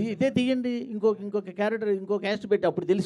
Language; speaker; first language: Telugu; native; Telugu